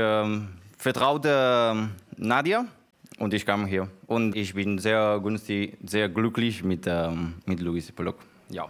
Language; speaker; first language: German; non-native, learner; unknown